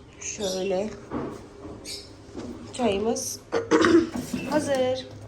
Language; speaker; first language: Turkish; non-native, fluent; Urdu